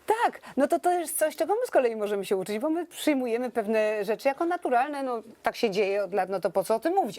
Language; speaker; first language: Polish; native; Polish